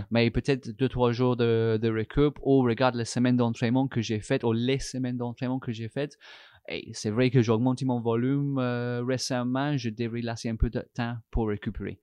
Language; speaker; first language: French; non-native, fluent; English